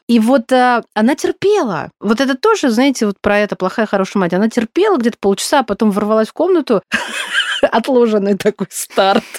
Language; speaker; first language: Russian; native; Russian